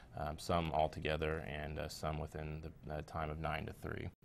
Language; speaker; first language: English; native; English